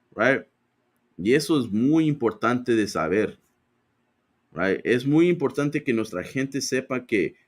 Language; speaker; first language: Spanish; early bilingual, other home language; English